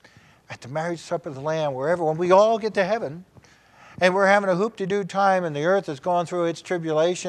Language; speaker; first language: English; native; English